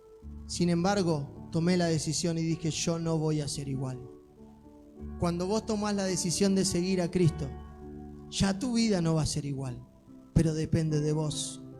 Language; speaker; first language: Spanish; native; Spanish